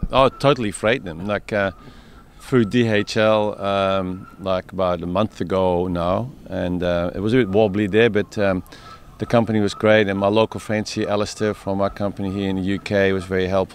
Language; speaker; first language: English; native; English